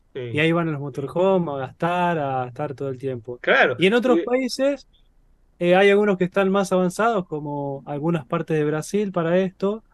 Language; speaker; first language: Spanish; native; Spanish